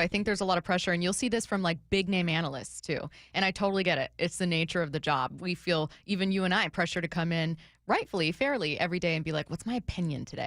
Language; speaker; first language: English; native; English